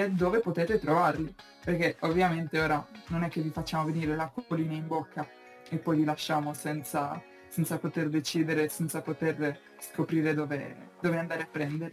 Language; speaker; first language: Italian; native; Italian